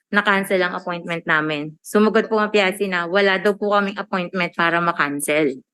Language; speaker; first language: Filipino; native; Filipino